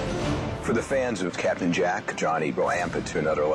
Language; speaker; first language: English; native; English